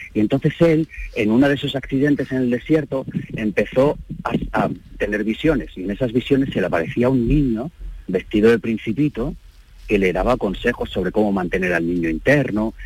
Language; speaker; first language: Spanish; native; Spanish